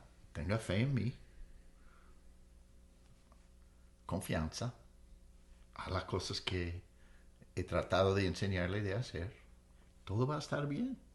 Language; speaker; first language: Spanish; non-native, fluent; English